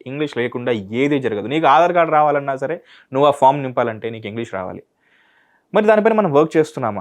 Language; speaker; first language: Telugu; native; Telugu